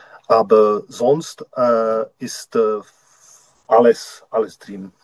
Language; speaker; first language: German; non-native, learner; Czech